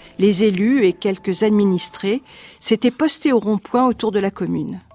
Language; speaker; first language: French; native; French